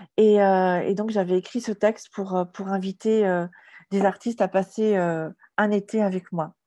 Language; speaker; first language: French; native; French